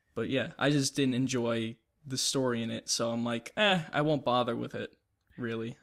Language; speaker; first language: English; native; English